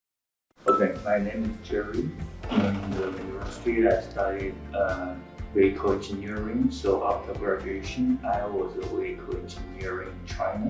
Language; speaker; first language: English; non-native, fluent; Chinese